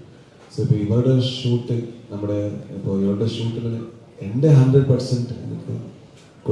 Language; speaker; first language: Malayalam; non-native, learner; Kannada